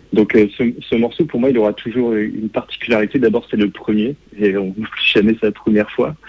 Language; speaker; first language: French; native; French